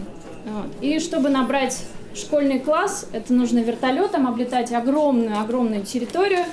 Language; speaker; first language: Russian; native; Russian